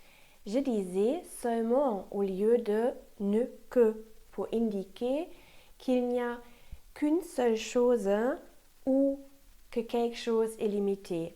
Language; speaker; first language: French; non-native, fluent; German